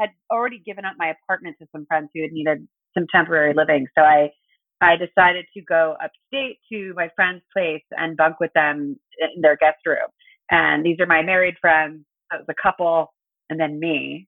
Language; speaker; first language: English; native; English